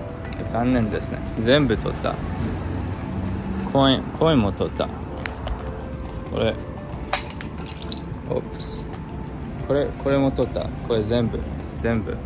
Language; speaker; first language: Japanese; non-native, learner; English